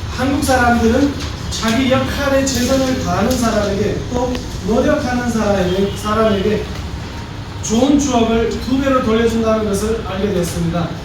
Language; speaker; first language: Korean; non-native, fluent; Nepali